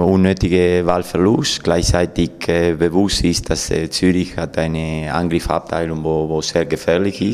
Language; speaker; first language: German; non-native, fluent; Spanish